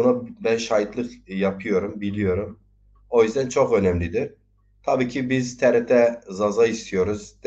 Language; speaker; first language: Turkish; non-native, local second language; Zaza